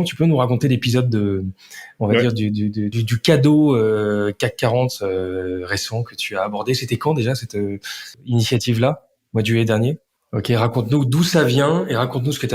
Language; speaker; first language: French; native; French